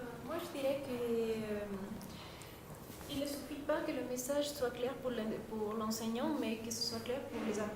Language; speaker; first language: French; non-native, fluent; Spanish